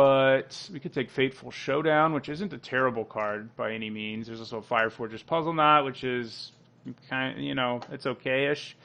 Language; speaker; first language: English; native; English